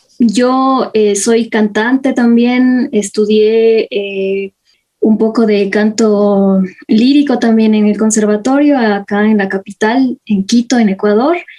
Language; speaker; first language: Spanish; non-native, local second language; Quechua